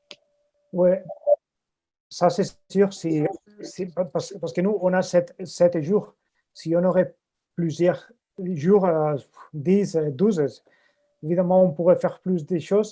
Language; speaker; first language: French; non-native, fluent; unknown